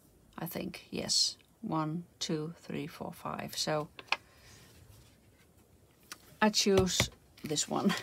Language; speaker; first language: English; non-native, fluent; Dutch